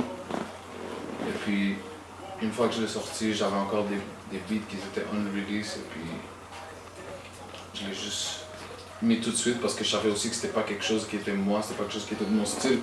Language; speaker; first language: French; native; French